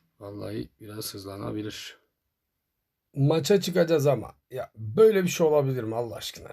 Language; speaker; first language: Turkish; native; Turkish